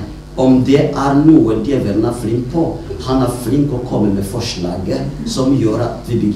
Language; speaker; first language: Norwegian; non-native, fluent; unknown